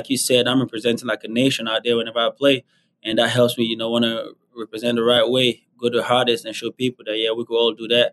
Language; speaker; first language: English; non-native, local second language; Igbo